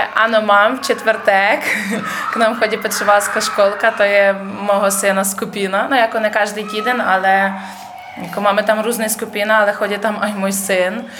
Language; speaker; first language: Czech; non-native, fluent; Ukrainian